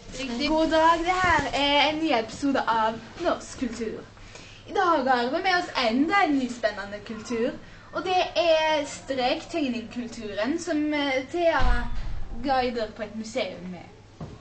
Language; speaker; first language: Norwegian; native; Norwegian